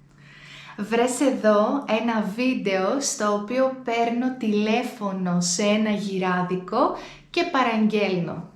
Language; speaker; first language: Greek; native; Greek